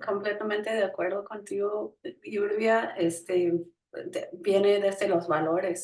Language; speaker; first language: Spanish; non-native, fluent; English